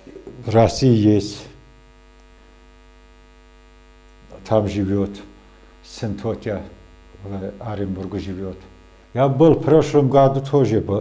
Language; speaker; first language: Russian; non-native, learner; Azerbaijani